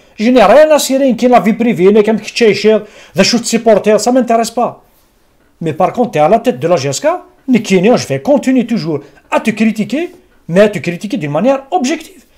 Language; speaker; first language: French; non-native, local second language; Kabyle